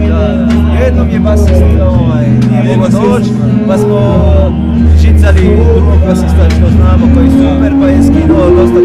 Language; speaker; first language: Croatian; non-native, fluent; French